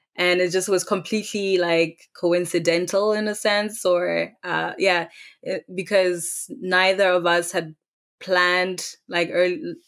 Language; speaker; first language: English; non-native, local second language; Tswana